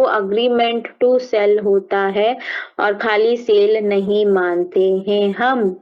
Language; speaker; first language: Hindi; native; Hindi